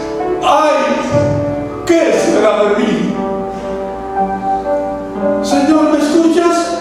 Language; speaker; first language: Spanish; native; Spanish